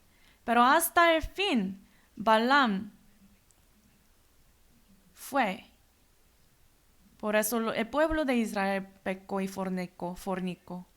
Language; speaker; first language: Spanish; non-native, fluent; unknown